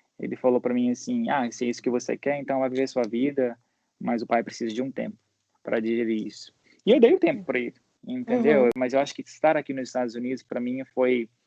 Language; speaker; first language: Portuguese; native; Portuguese